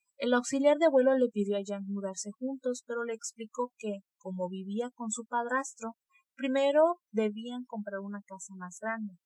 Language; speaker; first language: Spanish; native; Spanish